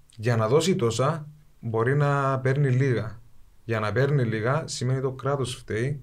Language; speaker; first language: Greek; early bilingual, other home language; Kurdish